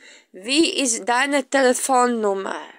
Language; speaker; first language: German; non-native, fluent; Latvian